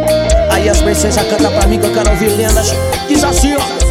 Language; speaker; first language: Portuguese; native; Portuguese